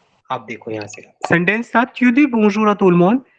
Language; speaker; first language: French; non-native, fluent; Hindi